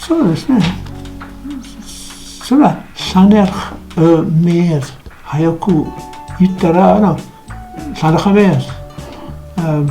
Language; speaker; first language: Japanese; non-native, fluent; Welsh